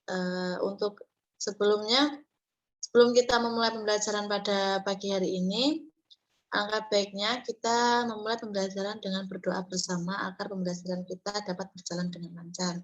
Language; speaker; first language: Indonesian; native; Indonesian